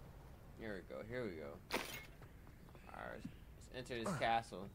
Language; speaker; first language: English; native; English